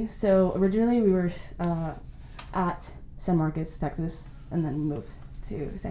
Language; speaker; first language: English; non-native, local second language; Spanish